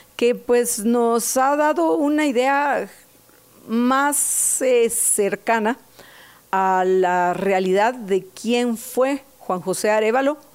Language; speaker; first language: Spanish; native; Spanish